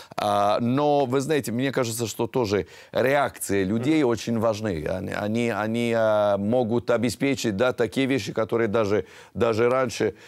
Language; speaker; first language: Russian; non-native, fluent; Italian